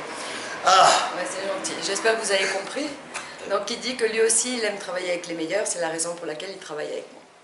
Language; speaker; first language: French; non-native, fluent; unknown